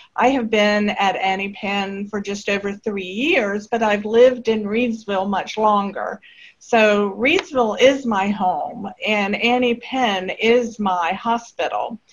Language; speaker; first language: English; native; English